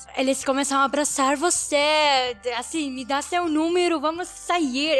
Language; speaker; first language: Portuguese; non-native, learner; Arabic